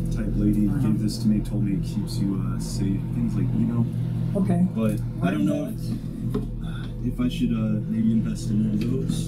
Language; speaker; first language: English; native; English